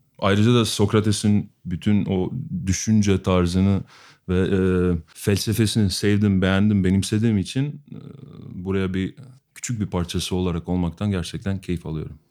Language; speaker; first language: Turkish; non-native, fluent; Albanian